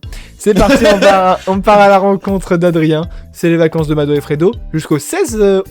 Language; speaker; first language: French; native; French